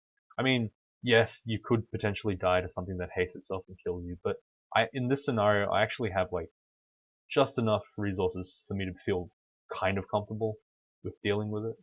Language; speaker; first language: English; native; English